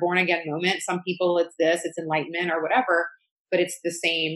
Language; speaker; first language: English; native; English